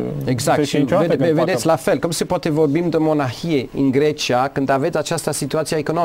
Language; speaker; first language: Romanian; non-native, learner; English